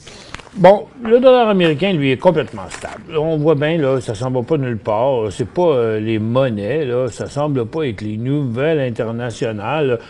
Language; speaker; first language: French; native; French